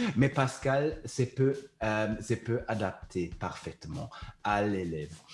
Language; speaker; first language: French; non-native, learner; German